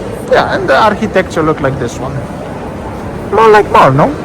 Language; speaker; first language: English; non-native, fluent; Polish